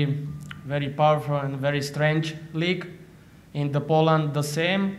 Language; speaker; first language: English; non-native, learner; Slovak